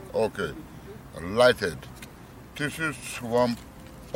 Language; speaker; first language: English; non-native, learner; Romany